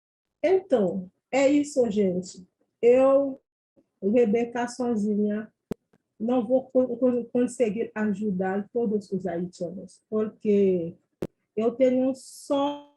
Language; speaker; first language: Portuguese; non-native, fluent; Haitian Creole